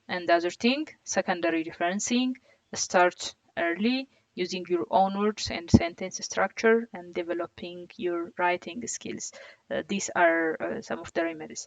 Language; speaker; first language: English; non-native, local second language; Amharic